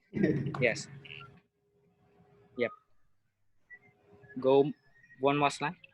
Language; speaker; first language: English; non-native, learner; Khmer